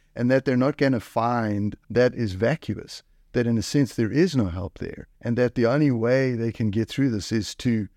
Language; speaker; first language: English; native; English